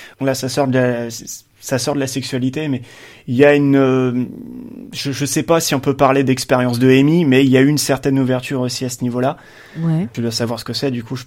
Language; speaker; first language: French; native; French